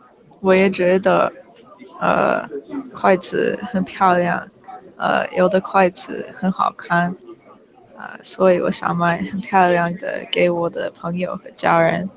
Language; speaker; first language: Chinese; non-native, learner; English